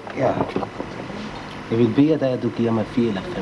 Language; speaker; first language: Danish; non-native, learner; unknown